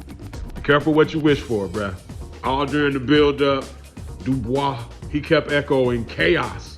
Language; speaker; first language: English; native; English